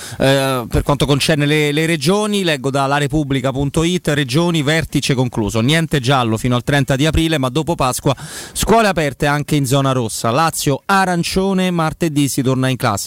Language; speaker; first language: Italian; native; Italian